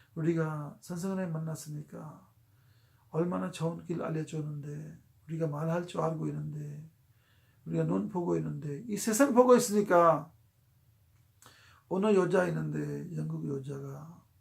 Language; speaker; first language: Korean; non-native, fluent; Urdu